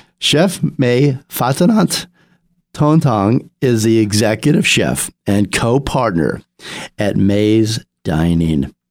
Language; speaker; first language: English; native; English